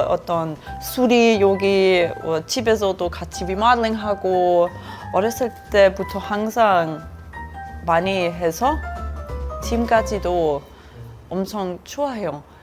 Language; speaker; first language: Korean; non-native, learner; German